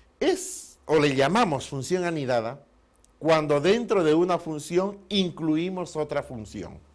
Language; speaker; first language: Spanish; native; Spanish